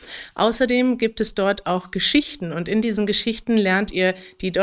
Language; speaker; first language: German; native; German